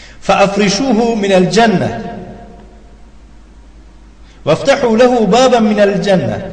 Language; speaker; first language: Arabic; non-native, fluent; Tajik